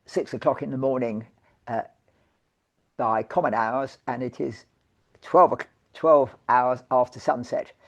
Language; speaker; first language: English; native; English